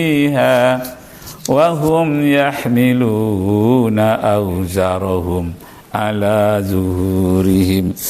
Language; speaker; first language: Indonesian; native; Indonesian